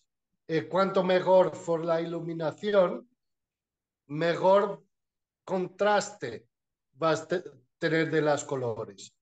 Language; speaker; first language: Spanish; non-native, fluent; Portuguese